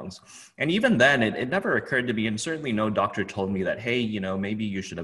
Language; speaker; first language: English; non-native, local second language; Cantonese